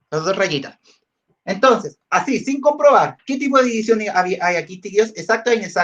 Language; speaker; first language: Spanish; native; Spanish